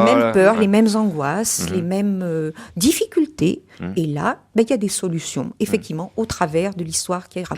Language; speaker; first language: French; native; French